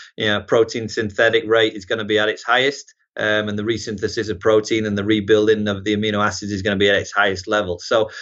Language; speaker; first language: English; native; English